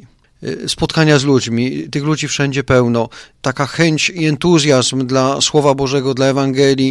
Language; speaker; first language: Polish; native; Polish